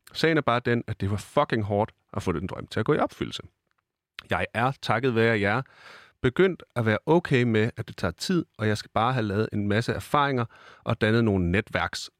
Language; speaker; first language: Danish; native; Danish